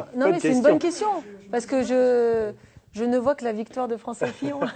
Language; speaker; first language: French; native; French